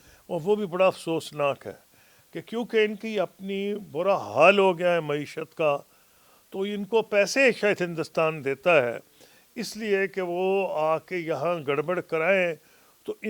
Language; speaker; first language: Urdu; native; Urdu